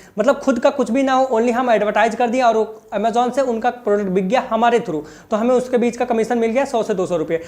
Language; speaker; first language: Hindi; native; Hindi